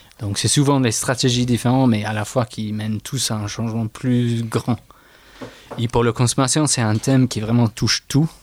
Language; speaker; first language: French; non-native, fluent; English